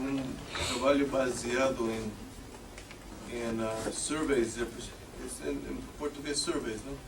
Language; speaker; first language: Portuguese; non-native, fluent; English